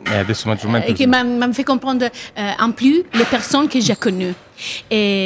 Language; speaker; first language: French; non-native, learner; Italian